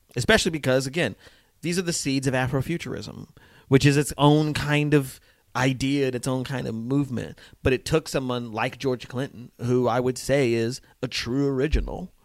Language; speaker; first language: English; native; English